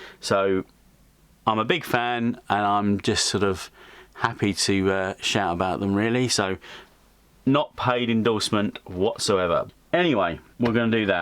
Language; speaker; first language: English; native; English